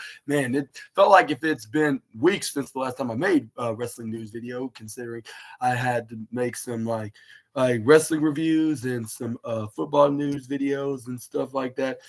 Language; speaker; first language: English; native; English